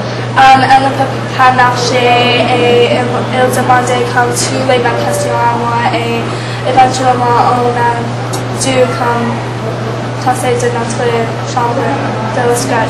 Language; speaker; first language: French; non-native, learner; English